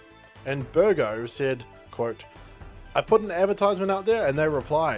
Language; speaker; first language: English; native; English